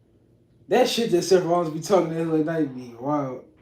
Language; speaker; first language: English; native; English